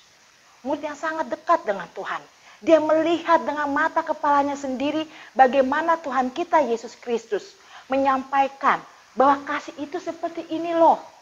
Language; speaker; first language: Indonesian; native; Indonesian